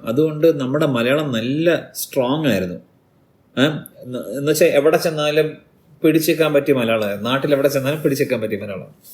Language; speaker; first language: Malayalam; early bilingual, heritage; Malayalam